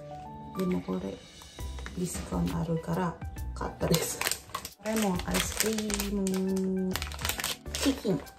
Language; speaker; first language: Japanese; non-native, learner; Indonesian